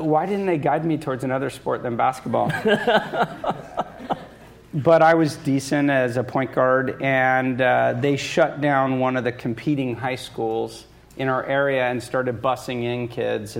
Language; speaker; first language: English; native; English